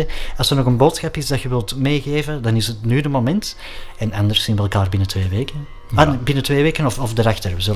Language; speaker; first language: Dutch; native; Dutch